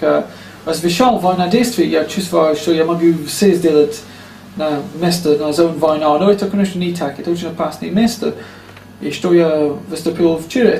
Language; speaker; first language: Russian; non-native, learner; English